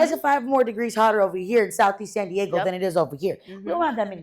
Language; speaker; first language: English; native; English